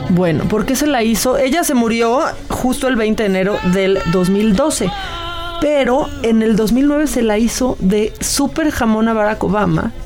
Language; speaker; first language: Spanish; native; Spanish